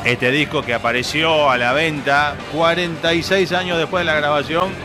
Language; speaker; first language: Spanish; native; Spanish